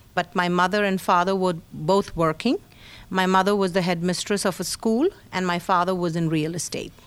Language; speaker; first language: English; non-native, local second language; Hindi